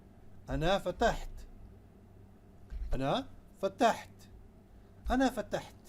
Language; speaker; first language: Arabic; non-native, fluent; Urdu